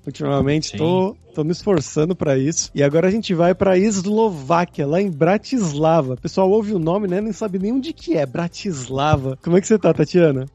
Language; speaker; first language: Portuguese; native; Portuguese